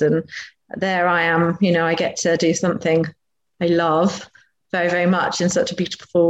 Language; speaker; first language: English; native; English